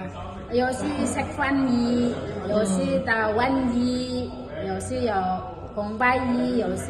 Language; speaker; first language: Cantonese; non-native, local second language; Indonesian